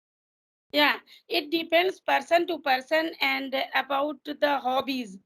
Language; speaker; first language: English; non-native, fluent; Hindi